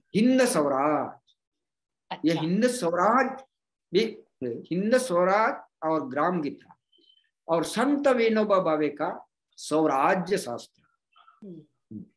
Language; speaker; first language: Hindi; non-native, local second language; Gondi